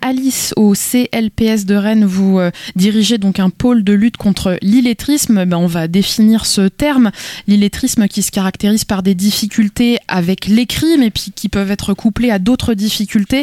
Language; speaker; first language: French; native; French